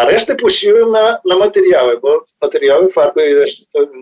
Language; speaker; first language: Polish; non-native, fluent; Ukrainian